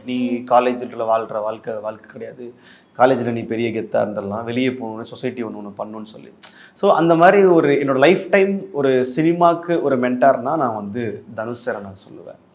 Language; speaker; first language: Tamil; native; Tamil